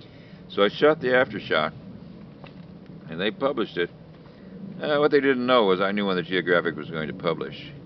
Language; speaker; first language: English; native; English